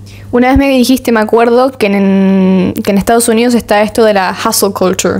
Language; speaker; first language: Spanish; native; Spanish